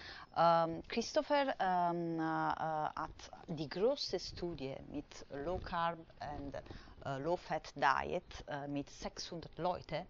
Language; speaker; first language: German; non-native, fluent; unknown